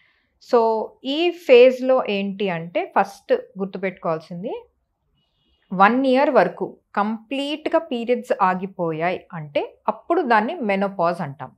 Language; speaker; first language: Telugu; native; Telugu